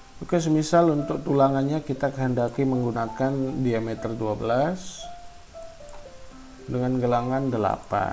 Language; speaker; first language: Indonesian; native; Indonesian